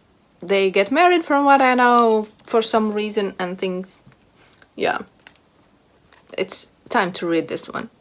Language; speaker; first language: English; non-native, fluent; Latvian